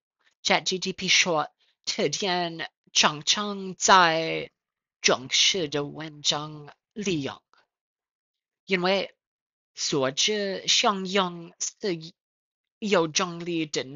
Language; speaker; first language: Chinese; non-native, learner; English